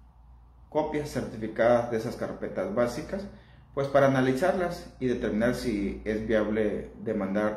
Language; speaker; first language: Spanish; native; Spanish